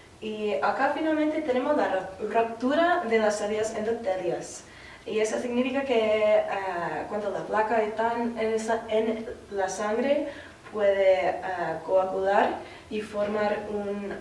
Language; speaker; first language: Spanish; non-native, fluent; English